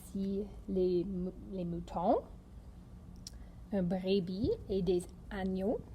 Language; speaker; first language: French; non-native, fluent; English